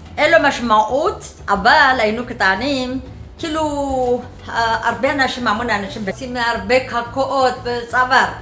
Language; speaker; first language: Hebrew; non-native, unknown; Amharic